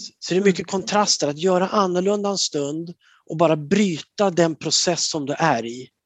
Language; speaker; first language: Swedish; native; Swedish